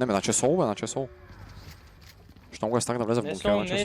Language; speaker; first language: Bulgarian; native; Bulgarian